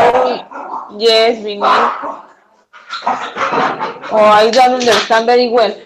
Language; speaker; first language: English; non-native, learner; Spanish